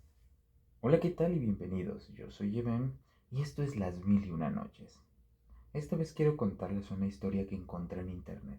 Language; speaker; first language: Spanish; native; Spanish